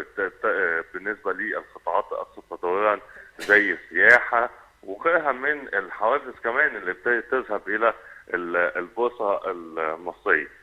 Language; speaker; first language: Arabic; native; Arabic